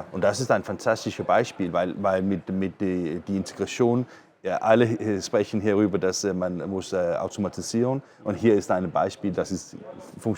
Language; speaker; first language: German; non-native, learner; Danish